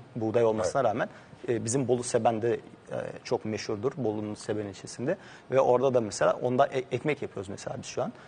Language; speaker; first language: Turkish; native; Turkish